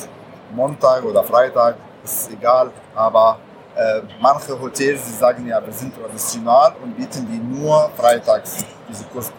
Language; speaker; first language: German; non-native, fluent; Arabic